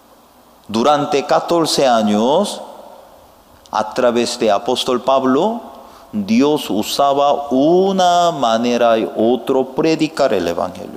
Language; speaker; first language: Spanish; non-native, learner; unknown